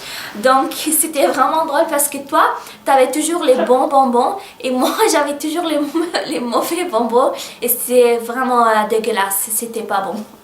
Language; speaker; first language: French; early bilingual, other home language; Arabic